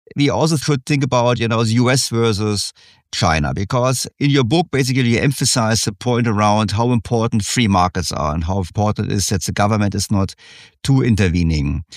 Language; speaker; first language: English; non-native, fluent; German